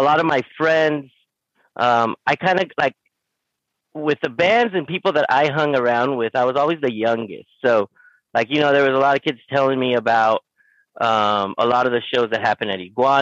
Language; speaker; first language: English; native; English